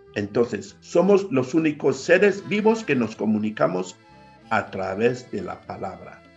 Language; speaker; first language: Spanish; non-native, fluent; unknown